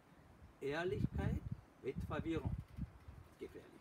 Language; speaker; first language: German; non-native, fluent; Sinhala